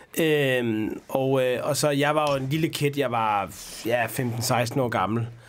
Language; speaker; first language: Danish; early bilingual, other home language; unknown